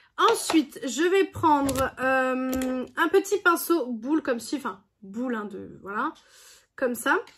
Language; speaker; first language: French; native; French